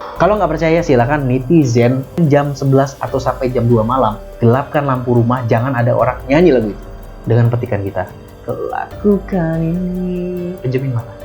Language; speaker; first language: Indonesian; native; Indonesian